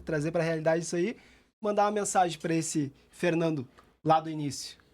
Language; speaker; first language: Portuguese; native; Portuguese